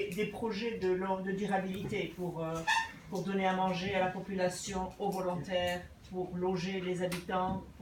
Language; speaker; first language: French; non-native, fluent; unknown